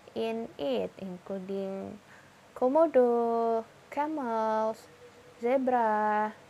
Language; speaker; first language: English; non-native, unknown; Indonesian